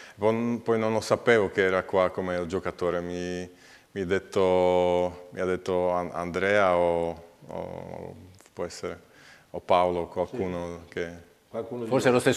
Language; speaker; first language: Italian; non-native, learner; Slovak